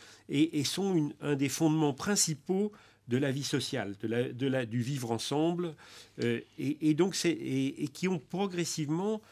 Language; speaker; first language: French; native; French